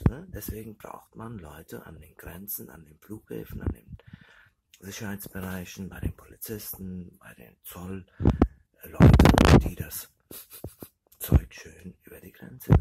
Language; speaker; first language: German; early bilingual, other home language; Turkish